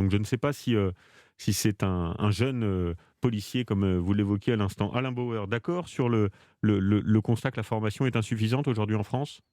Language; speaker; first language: French; native; French